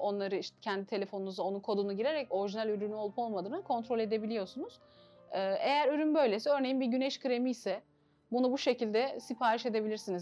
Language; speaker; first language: Turkish; native; Turkish